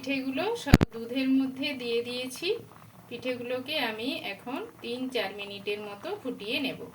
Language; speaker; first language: Bangla; native; Bangla